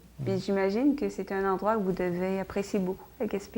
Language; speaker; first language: French; native; French